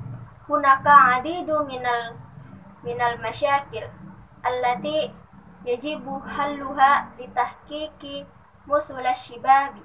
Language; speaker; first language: Arabic; non-native, learner; Indonesian